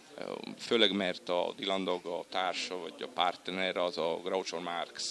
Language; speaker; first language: Hungarian; non-native, fluent; Italian